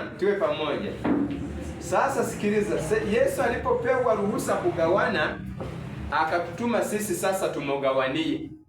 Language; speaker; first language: Swahili; non-native, local second language; Rundi